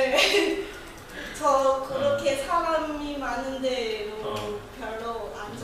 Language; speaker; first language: Korean; non-native, learner; Chinese